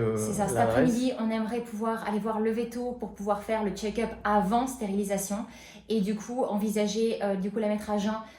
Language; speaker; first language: French; native; French